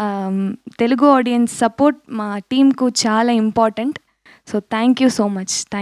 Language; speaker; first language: Telugu; early bilingual, heritage; Tamil